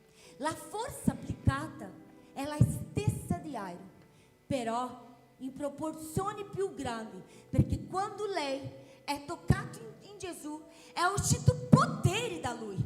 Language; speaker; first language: Italian; non-native, fluent; Portuguese